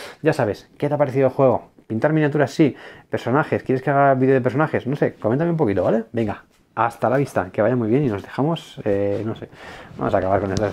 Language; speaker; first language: Spanish; native; Spanish